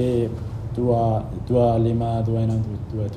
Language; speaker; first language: Indonesian; non-native, fluent; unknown